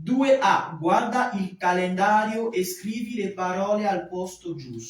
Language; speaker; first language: Italian; non-native, fluent; French